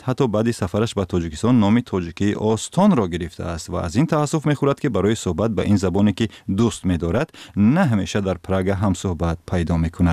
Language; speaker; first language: Tajik; native; Tajik